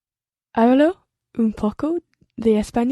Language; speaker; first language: Spanish; non-native, learner; English